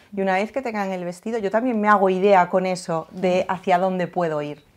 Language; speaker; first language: Spanish; native; Spanish